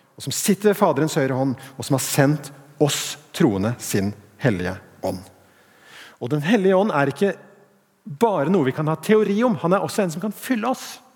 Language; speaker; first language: Norwegian; native; Norwegian